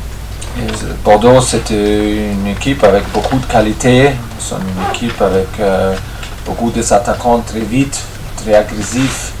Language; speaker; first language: French; non-native, fluent; German